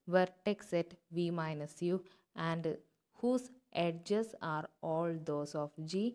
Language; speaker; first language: English; non-native, local second language; Malayalam